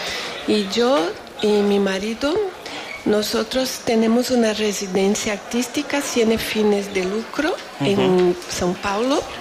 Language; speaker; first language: Spanish; non-native, fluent; Portuguese